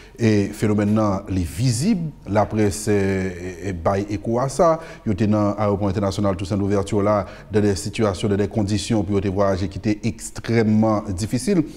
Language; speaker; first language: French; non-native, local second language; Haitian Creole